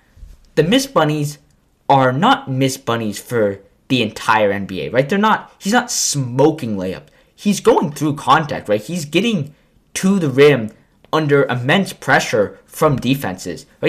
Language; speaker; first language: English; native; English